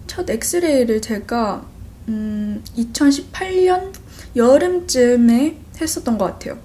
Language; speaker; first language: Korean; early bilingual, other home language; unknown